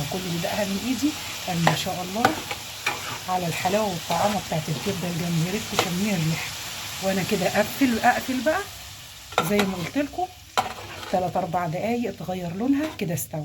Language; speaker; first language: Arabic; native; Arabic